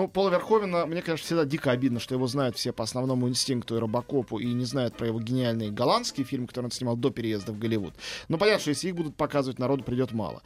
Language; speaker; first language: Russian; native; Russian